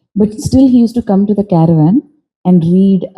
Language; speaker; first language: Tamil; non-native, learner; Malayalam